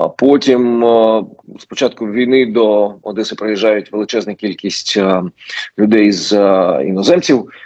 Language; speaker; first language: Ukrainian; non-native, local second language; Russian